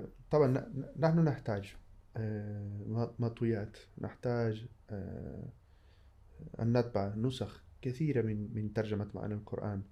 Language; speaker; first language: Arabic; non-native, fluent; Spanish